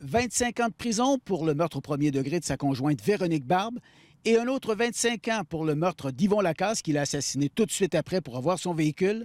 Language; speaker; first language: French; native; French